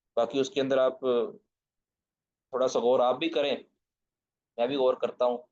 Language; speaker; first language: Urdu; non-native, local second language; Punjabi